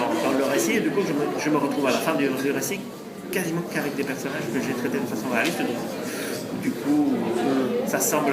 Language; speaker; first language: French; non-native, fluent; Spanish